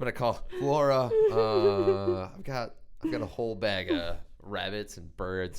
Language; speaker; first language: English; native; English